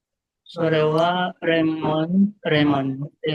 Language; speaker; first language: Japanese; non-native, learner; Filipino